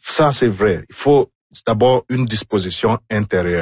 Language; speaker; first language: French; non-native, fluent; Igbo